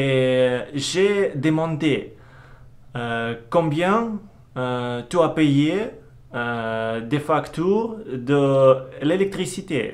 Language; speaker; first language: French; non-native, learner; Russian